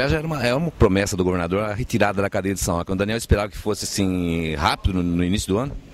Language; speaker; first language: Portuguese; native; Portuguese